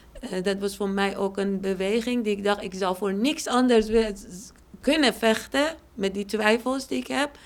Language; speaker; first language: Dutch; non-native, fluent; Persian